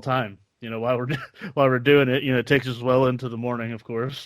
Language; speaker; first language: English; native; English